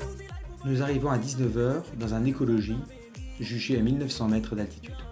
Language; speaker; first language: French; native; French